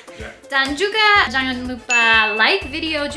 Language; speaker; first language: Indonesian; non-native, learner; English